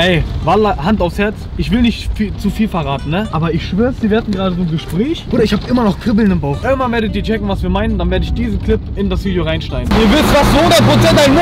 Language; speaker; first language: German; native; German